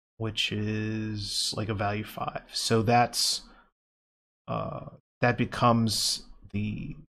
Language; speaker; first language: English; native; English